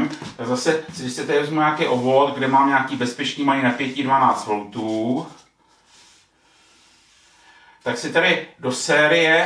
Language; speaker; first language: Czech; native; Czech